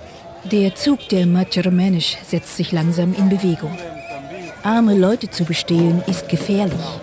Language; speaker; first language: German; native; German